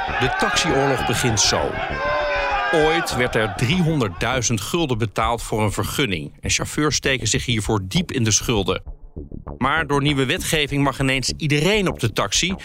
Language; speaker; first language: Dutch; native; Dutch